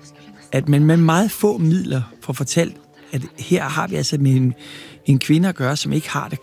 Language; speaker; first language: Danish; native; Danish